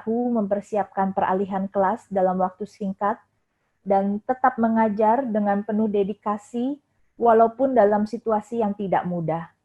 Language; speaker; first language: Indonesian; native; Indonesian